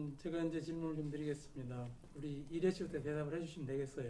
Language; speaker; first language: Korean; native; Korean